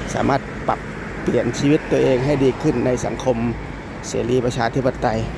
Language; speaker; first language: Thai; native; Thai